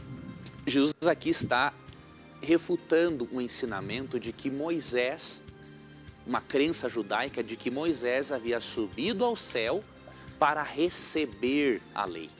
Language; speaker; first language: Portuguese; native; Portuguese